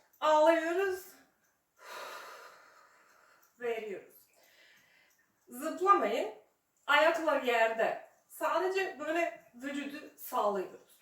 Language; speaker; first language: Turkish; non-native, fluent; Serbian